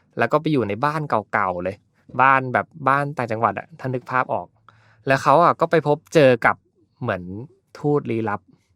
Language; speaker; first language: Thai; native; Thai